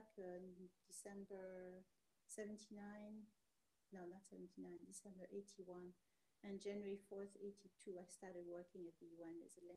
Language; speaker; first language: English; non-native, fluent; Arabic